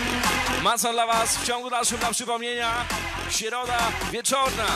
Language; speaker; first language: Polish; native; Polish